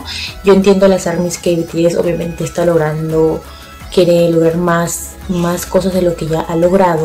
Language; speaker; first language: Spanish; native; Spanish